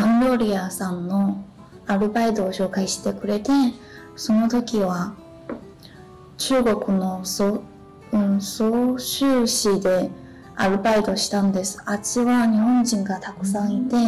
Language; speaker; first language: Japanese; non-native, learner; Chinese